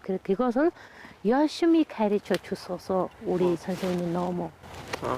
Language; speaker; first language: Korean; non-native, learner; Mongolian